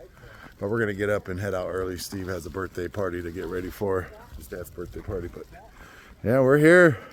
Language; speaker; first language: English; native; English